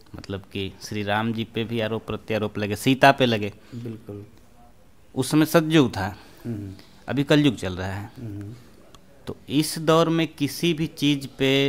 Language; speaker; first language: Hindi; native; Hindi